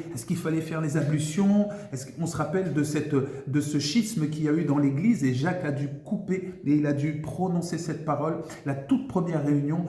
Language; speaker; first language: French; native; French